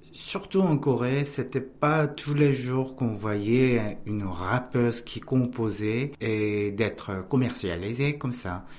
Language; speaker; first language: French; non-native, fluent; Korean